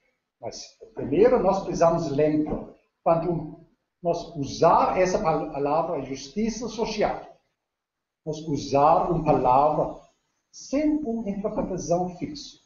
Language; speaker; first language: Portuguese; non-native, learner; Danish